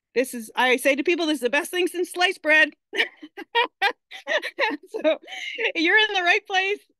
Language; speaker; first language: English; native; English